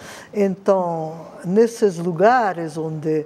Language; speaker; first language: Portuguese; non-native, fluent; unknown